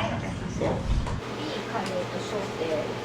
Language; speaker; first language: Japanese; native; Japanese